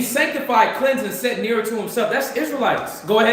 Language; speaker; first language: English; native; English